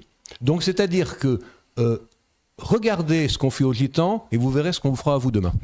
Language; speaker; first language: French; native; French